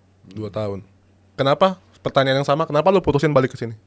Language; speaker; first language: Indonesian; native; Indonesian